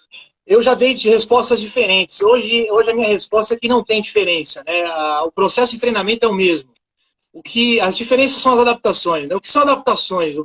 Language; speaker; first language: Portuguese; native; Portuguese